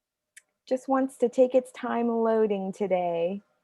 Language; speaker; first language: English; native; English